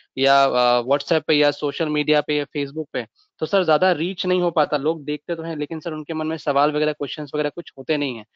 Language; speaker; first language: Hindi; native; Hindi